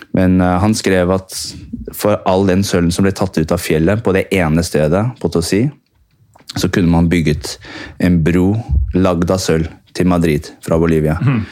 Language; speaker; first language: Norwegian; early bilingual, heritage; Norwegian